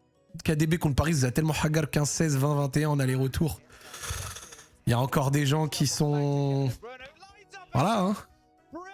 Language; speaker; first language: French; native; French